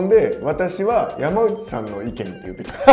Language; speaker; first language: Japanese; native; Japanese